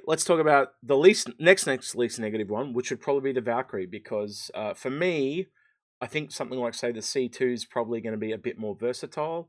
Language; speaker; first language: English; native; English